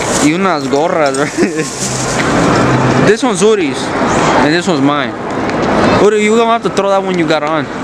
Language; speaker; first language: English; early bilingual, other home language; Spanish